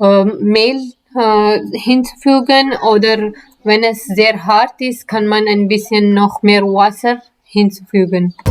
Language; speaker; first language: German; non-native, learner; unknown